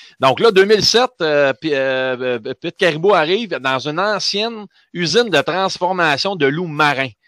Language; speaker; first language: French; native; French